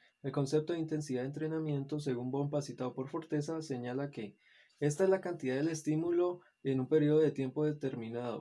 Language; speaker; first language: Spanish; native; Spanish